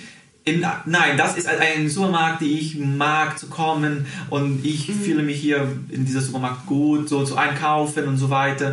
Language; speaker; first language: German; early bilingual, heritage; Portuguese